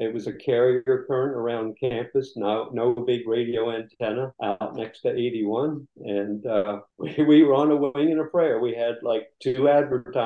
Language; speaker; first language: English; native; English